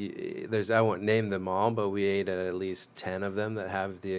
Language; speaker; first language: English; native; English